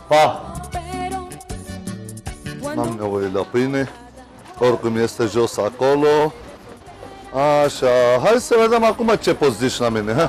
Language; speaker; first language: Romanian; non-native, learner; Turkish